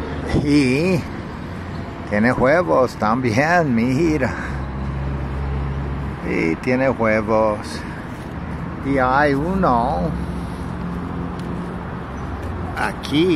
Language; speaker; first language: Spanish; non-native, learner; English